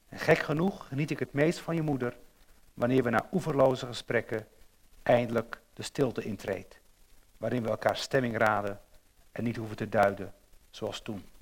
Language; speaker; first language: Dutch; native; Dutch